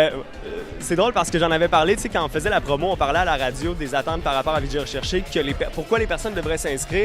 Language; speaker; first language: French; native; French